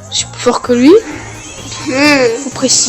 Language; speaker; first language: French; early bilingual, other home language; Romanian